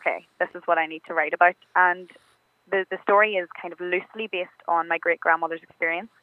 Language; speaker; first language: English; native; English